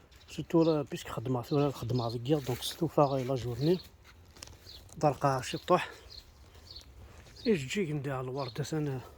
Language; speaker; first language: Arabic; native; Arabic